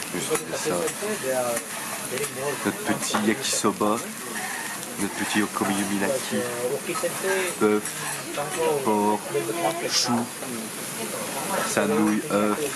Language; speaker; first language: French; native; French